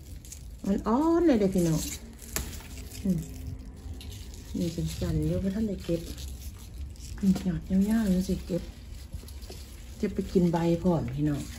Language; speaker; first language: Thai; non-native, local second language; Lao